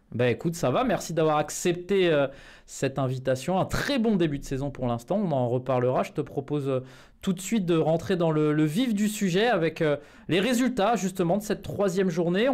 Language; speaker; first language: French; native; French